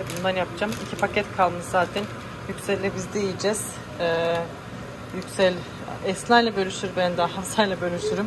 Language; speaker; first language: Turkish; native; Turkish